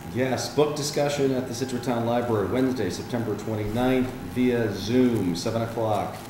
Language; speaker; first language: English; native; English